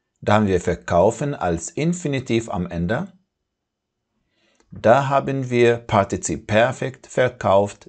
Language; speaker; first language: German; non-native, fluent; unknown